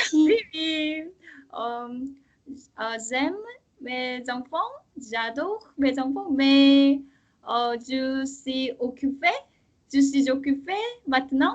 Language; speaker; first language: French; non-native, learner; Korean